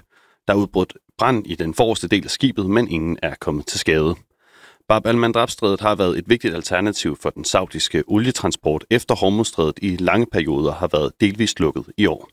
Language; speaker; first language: Danish; native; Danish